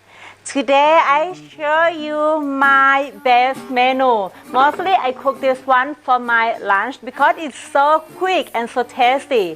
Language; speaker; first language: English; non-native, fluent; Thai